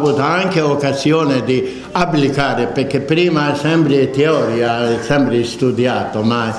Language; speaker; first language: Italian; non-native, fluent; Tibetan